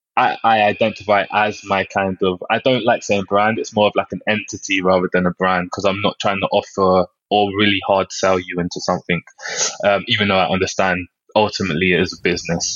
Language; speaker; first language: English; native; English